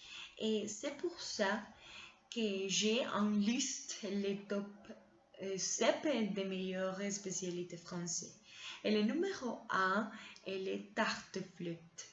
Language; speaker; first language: French; non-native, learner; Spanish